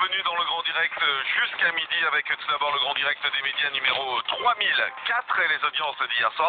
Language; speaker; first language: French; native; French